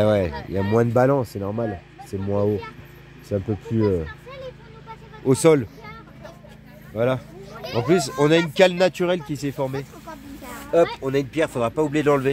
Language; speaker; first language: French; native; French